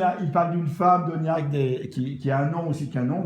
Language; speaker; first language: French; native; French